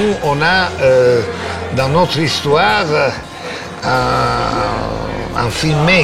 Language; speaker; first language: French; non-native, fluent; Italian